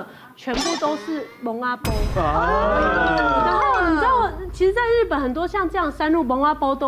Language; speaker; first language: Chinese; native; Chinese